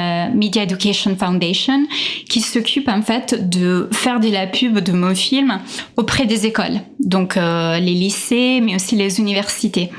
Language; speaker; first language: French; non-native, fluent; Italian